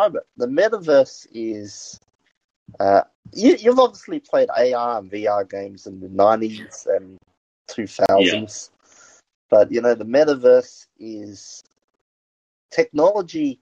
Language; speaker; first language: English; native; English